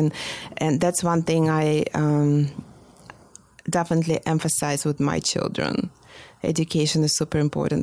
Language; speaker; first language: English; non-native, fluent; Russian